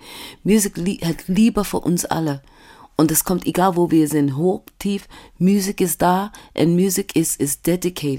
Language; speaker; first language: German; non-native, fluent; English